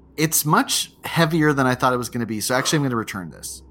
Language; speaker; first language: English; native; English